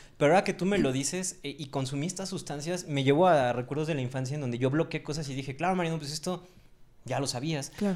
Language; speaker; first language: Spanish; native; Spanish